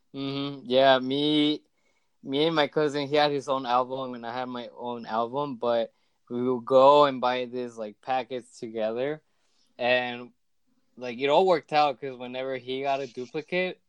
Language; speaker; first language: English; early bilingual, other home language; Spanish